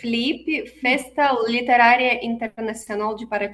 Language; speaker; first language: Portuguese; non-native, fluent; Russian